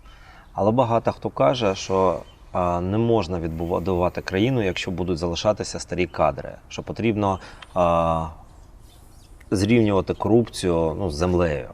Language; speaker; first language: Ukrainian; native; Ukrainian